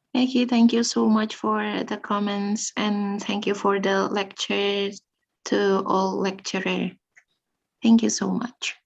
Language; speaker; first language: English; non-native, fluent; Indonesian